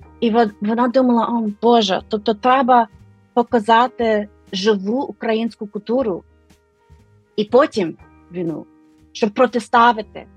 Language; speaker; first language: Ukrainian; non-native, fluent; English